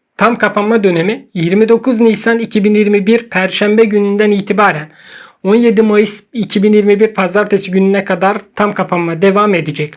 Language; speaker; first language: Turkish; native; Turkish